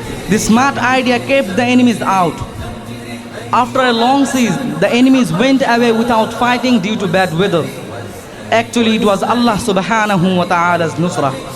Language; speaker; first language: English; non-native, local second language; Bangla